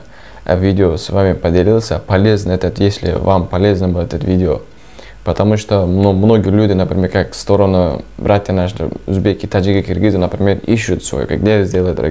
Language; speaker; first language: Russian; non-native, fluent; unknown